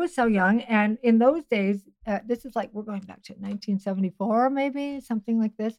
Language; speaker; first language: English; native; English